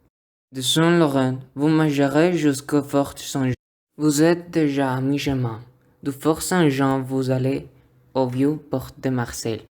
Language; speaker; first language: French; non-native, learner; Spanish